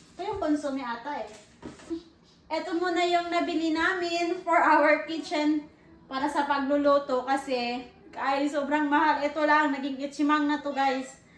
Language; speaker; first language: Filipino; native; Filipino